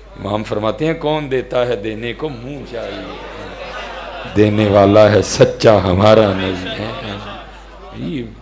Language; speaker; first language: Urdu; non-native, local second language; Punjabi